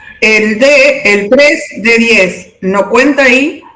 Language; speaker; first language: Spanish; native; Spanish